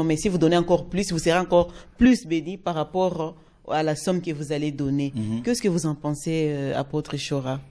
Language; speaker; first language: French; non-native, local second language; Lingala